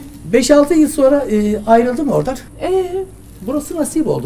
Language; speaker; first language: Turkish; native; Turkish